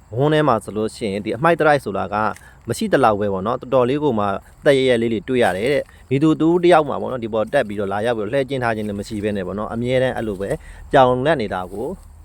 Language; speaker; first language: Burmese; non-native, local second language; Shan